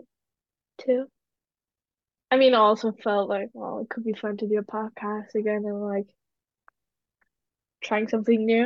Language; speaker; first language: English; non-native, fluent; Danish